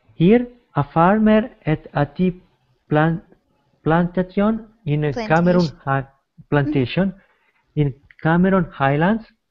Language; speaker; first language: English; non-native, learner; Italian